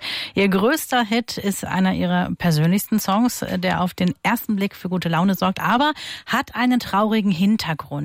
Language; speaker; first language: German; native; German